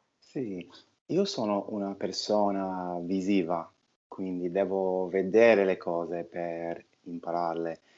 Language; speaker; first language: Italian; non-native, fluent; English